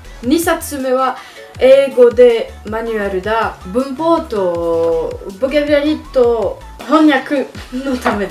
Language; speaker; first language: Japanese; non-native, learner; French